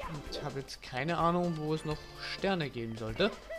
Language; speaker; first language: German; native; German